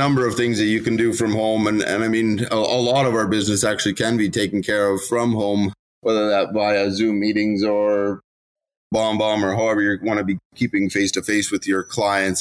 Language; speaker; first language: English; native; English